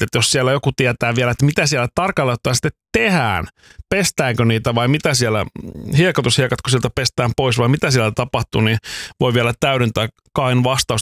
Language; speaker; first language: Finnish; native; Finnish